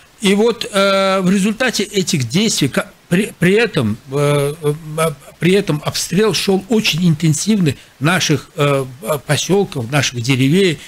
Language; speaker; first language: Russian; non-native, local second language; Azerbaijani